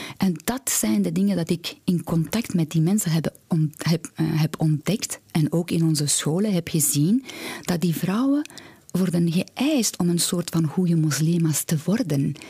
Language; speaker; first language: Dutch; non-native, fluent; Persian